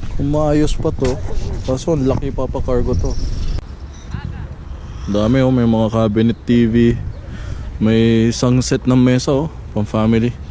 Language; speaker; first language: Filipino; native; Filipino